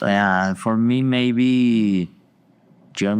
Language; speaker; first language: English; non-native, learner; Spanish